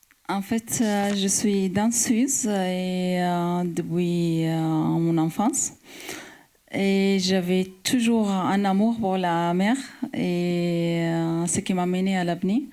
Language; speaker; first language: French; non-native, fluent; Arabic